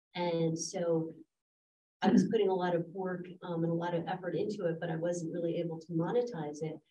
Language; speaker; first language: English; native; English